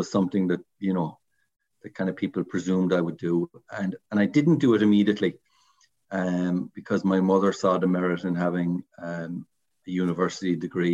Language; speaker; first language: English; native; English